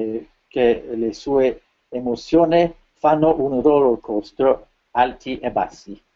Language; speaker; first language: Italian; non-native, fluent; French